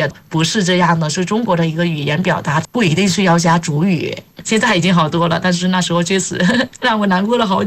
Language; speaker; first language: Chinese; non-native, fluent; Vietnamese